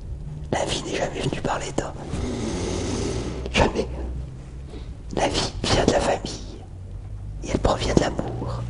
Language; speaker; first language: French; native; French